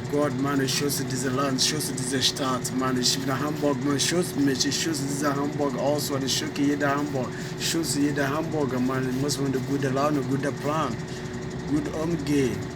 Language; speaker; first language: German; non-native, learner; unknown